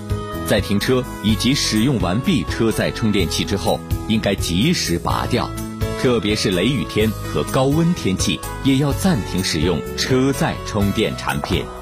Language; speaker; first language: Chinese; native; Chinese